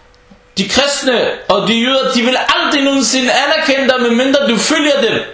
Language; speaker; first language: Danish; early bilingual, other home language; Arabic